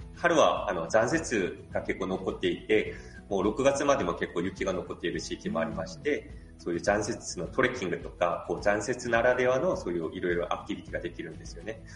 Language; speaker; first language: Japanese; non-native, fluent; Korean